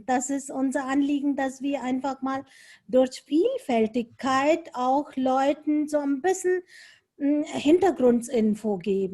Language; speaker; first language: German; non-native, fluent; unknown